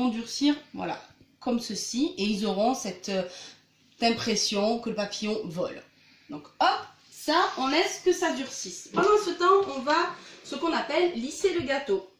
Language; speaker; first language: French; native; French